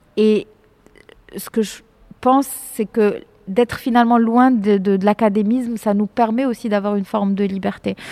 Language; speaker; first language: French; non-native, local second language; Arabic